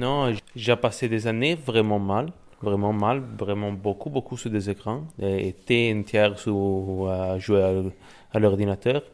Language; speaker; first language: French; non-native, learner; Italian